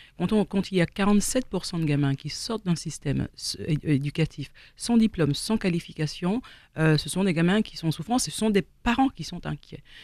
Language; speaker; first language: French; native; French